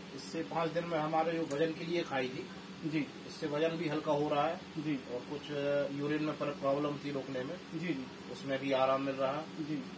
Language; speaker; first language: Hindi; native; Hindi